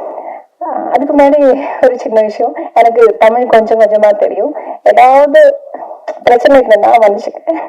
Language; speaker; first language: Tamil; non-native, learner; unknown